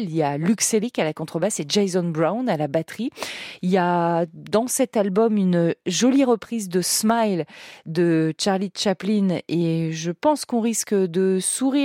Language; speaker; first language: French; native; French